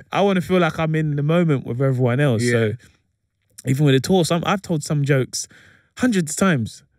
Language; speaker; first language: English; native; English